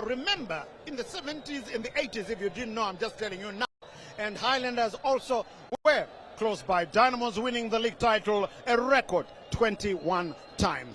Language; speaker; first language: English; non-native, local second language; Shona